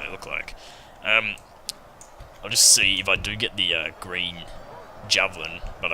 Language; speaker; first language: English; native; English